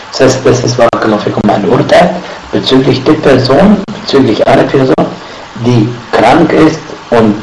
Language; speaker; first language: German; non-native, fluent; Arabic